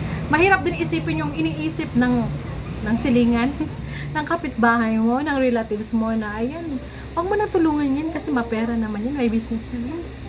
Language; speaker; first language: Filipino; non-native, local second language; Cebuano